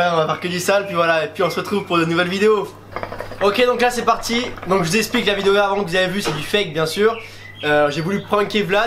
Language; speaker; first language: French; native; French